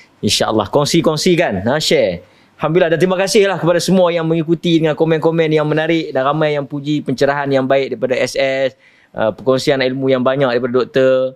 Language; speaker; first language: Malay; native; Malay